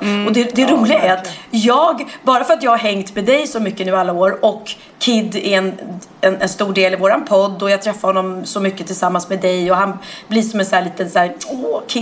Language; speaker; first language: Swedish; native; Swedish